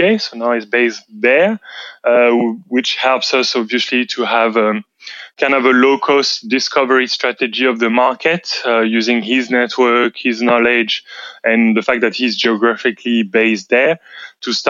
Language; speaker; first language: English; non-native, fluent; French